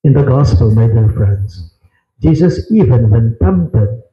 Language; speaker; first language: English; non-native, local second language; Filipino